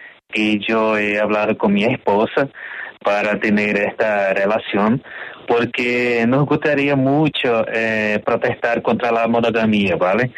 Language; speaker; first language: Spanish; non-native, learner; Portuguese